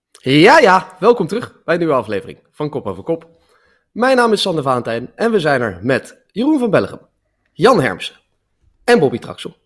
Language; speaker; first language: Dutch; native; Dutch